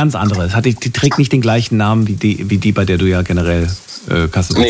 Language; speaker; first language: German; native; German